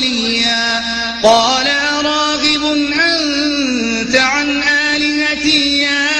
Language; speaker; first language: Arabic; native; Arabic